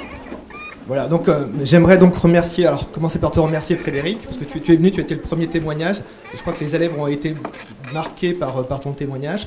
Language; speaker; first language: French; native; French